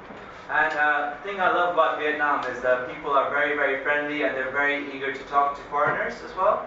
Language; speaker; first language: English; early bilingual, other home language; Hindi